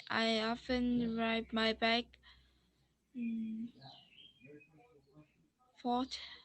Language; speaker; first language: English; non-native, learner; Vietnamese